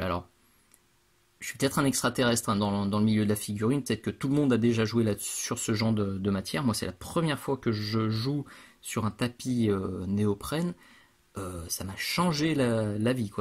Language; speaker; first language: French; native; French